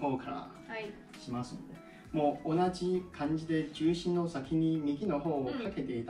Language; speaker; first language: Japanese; non-native, fluent; Chinese